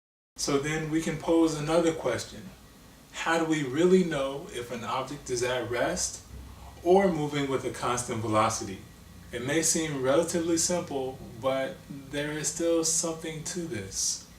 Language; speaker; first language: English; native; English